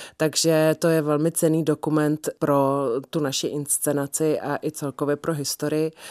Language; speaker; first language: Czech; native; Czech